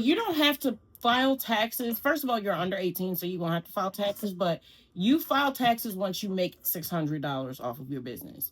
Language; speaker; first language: English; native; English